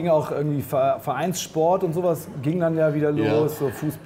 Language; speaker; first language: German; native; German